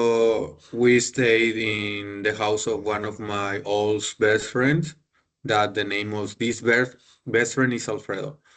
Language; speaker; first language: English; non-native, learner; Spanish